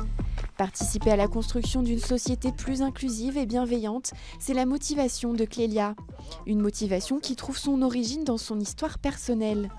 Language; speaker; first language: French; native; French